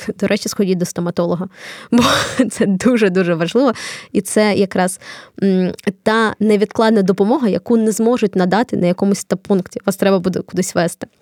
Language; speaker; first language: Ukrainian; non-native, local second language; Russian